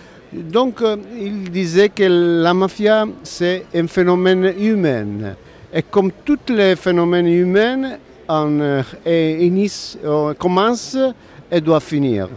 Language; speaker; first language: French; non-native, learner; Italian